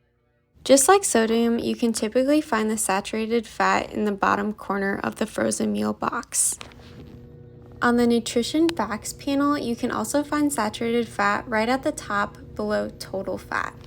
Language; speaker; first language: English; native; English